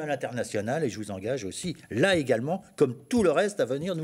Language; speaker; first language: French; native; French